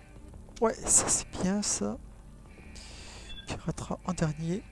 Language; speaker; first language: French; native; French